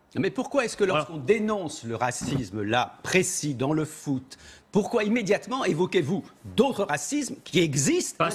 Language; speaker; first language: French; early bilingual, other home language; Polish